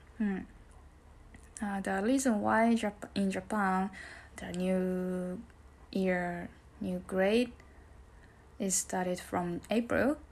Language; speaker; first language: English; non-native, learner; Japanese